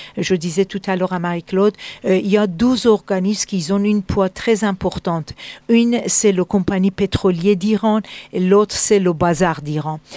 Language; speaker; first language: French; non-native, fluent; Persian